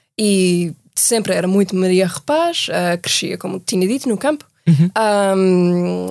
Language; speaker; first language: Portuguese; non-native, fluent; English